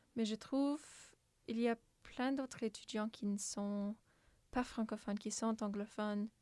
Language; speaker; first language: French; non-native, local second language; English